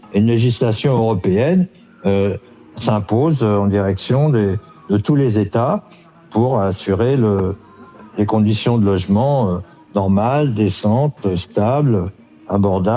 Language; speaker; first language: French; native; French